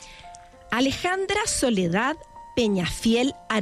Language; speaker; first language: Spanish; native; Spanish